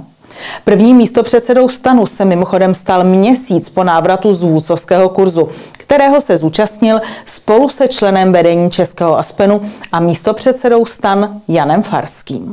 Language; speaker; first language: Czech; native; Czech